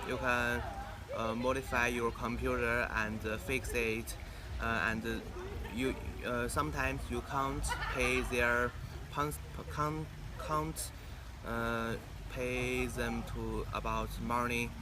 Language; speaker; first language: English; non-native, learner; Chinese